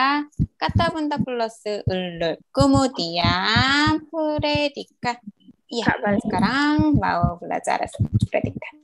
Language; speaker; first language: Indonesian; non-native, learner; Korean